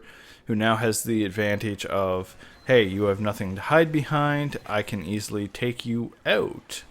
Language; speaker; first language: English; native; English